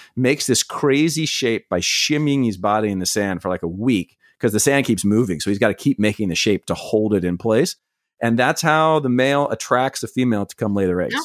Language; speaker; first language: English; native; English